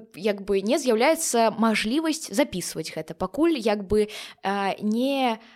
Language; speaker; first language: Belarusian; non-native, local second language; Russian